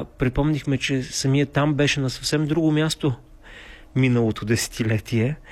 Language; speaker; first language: Bulgarian; native; Bulgarian